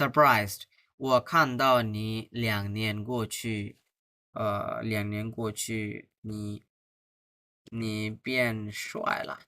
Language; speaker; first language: Chinese; non-native, fluent; Bangla